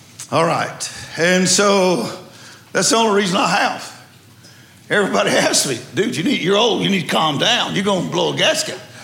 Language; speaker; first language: English; native; English